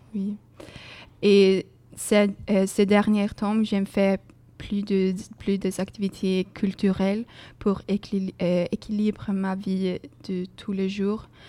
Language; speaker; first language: French; non-native, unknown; Swedish